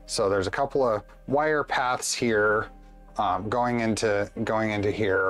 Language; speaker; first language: English; native; English